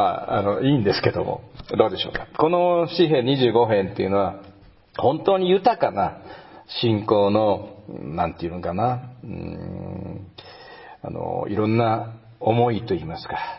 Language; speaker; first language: Japanese; native; Japanese